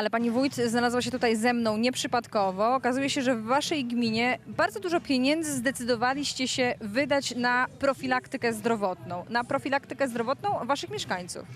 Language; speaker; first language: Polish; native; Polish